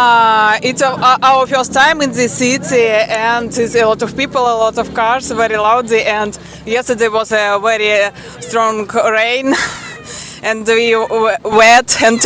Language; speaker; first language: English; non-native, learner; Russian